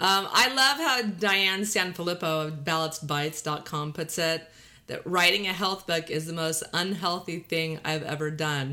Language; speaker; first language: English; native; English